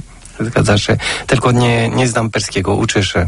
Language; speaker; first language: Polish; non-native, fluent; French